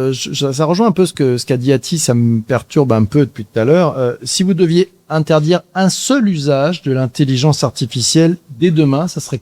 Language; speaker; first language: French; native; French